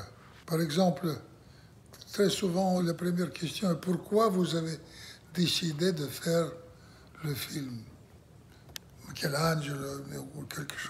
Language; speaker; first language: French; non-native, learner; Russian